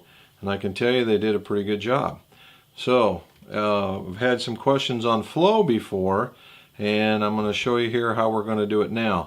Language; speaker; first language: English; native; English